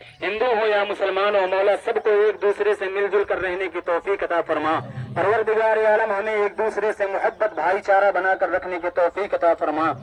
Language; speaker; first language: Urdu; native; Urdu